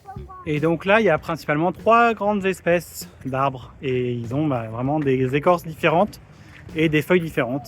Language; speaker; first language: French; native; French